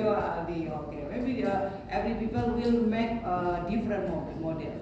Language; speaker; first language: English; non-native, learner; Indonesian